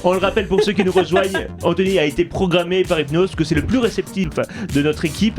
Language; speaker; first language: French; native; French